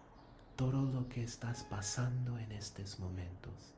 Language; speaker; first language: Spanish; non-native, fluent; English